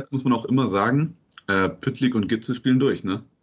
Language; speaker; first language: German; native; German